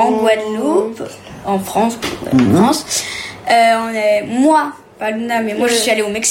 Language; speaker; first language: French; early bilingual, heritage; French